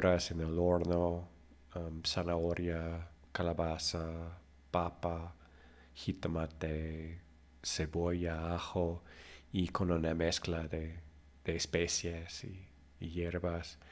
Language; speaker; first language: Spanish; non-native, fluent; English